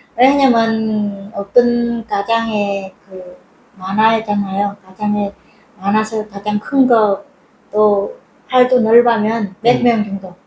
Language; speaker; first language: Korean; non-native, learner; Vietnamese